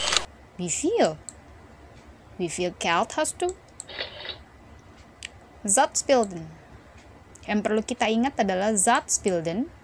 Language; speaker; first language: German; non-native, fluent; Indonesian